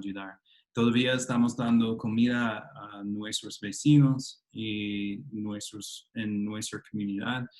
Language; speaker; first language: Spanish; non-native, fluent; English